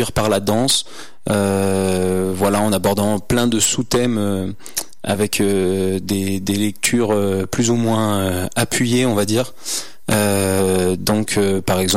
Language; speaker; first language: French; native; French